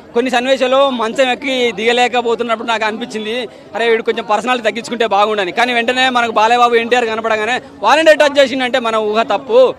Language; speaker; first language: Telugu; native; Telugu